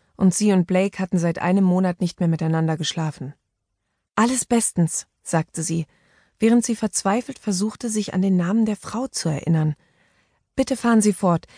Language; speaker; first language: German; native; German